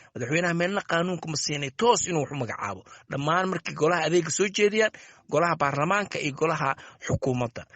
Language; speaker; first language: Somali; native; Somali